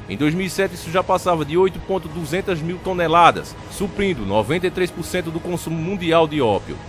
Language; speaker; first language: Portuguese; native; Portuguese